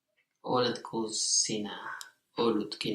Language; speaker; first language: Finnish; non-native, learner; English